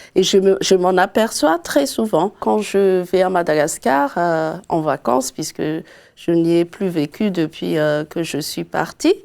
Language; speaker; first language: French; non-native, local second language; Malagasy